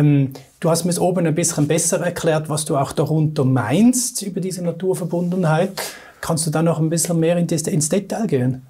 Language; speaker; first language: German; native; German